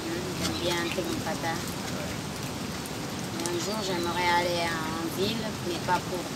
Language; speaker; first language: French; non-native, local second language; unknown